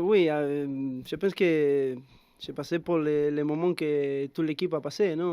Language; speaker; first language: French; non-native, fluent; Spanish